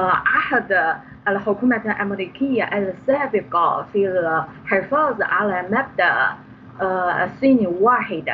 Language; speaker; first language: Arabic; non-native, fluent; Chinese